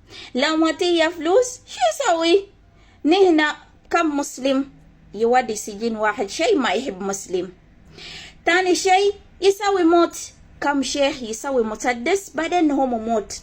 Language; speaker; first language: Arabic; non-native, learner; Ganda